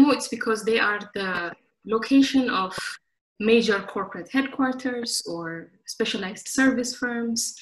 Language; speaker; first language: English; non-native, local second language; Amharic